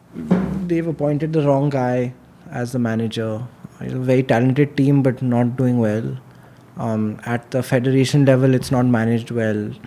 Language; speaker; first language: English; non-native, local second language; Hindi